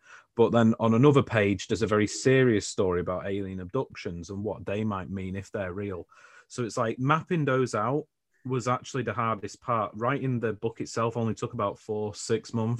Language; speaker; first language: English; native; English